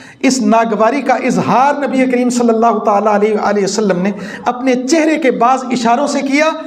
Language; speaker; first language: Urdu; non-native, local second language; Punjabi